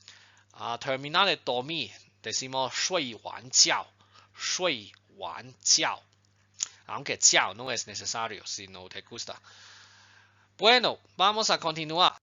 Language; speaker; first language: Spanish; non-native, fluent; Chinese